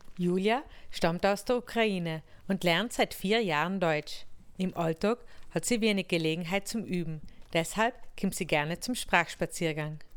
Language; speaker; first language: German; native; German